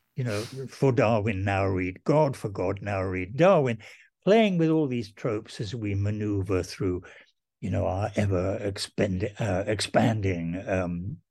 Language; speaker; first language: English; native; English